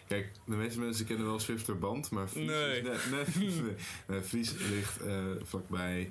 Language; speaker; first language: Dutch; native; Dutch